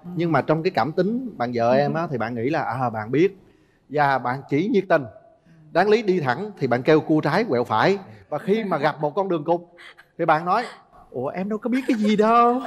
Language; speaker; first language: Vietnamese; native; Vietnamese